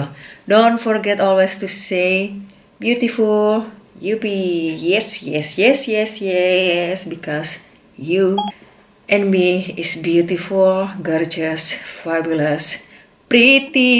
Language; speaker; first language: English; non-native, learner; Indonesian